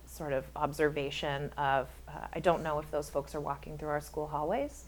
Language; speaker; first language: English; native; English